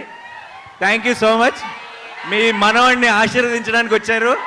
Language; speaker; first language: Telugu; native; Telugu